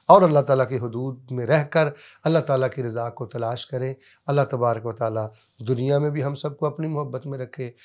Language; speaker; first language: Urdu; native; Urdu